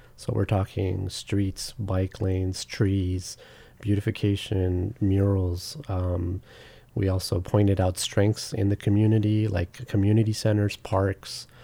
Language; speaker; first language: English; native; English